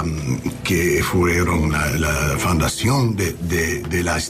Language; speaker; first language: Spanish; non-native, learner; English